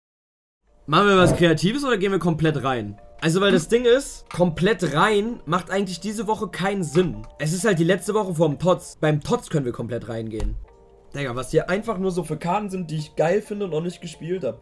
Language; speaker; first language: German; native; German